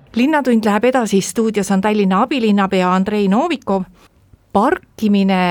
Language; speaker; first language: Estonian; native; Estonian